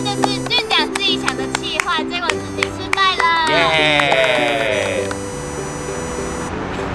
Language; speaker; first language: Chinese; native; Chinese